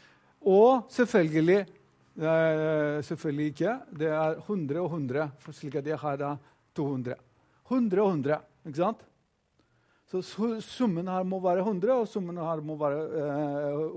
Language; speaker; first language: Norwegian; non-native, fluent; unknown